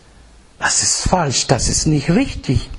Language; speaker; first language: German; non-native, fluent; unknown